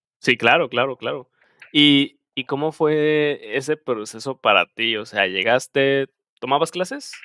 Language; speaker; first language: Spanish; native; Spanish